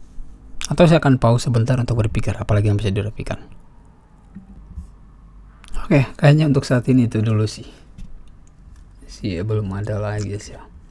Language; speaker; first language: Indonesian; native; Indonesian